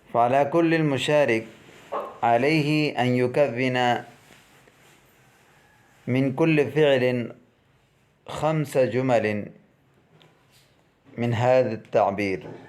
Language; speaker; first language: Arabic; non-native, fluent; Urdu